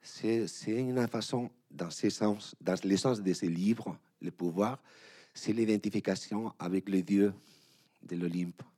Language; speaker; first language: French; non-native, learner; Spanish